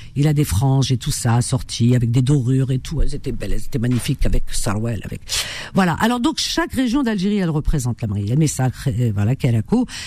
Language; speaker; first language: French; early bilingual, other home language; Arabic